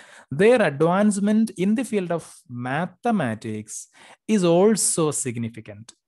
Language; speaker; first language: English; non-native, local second language; Malayalam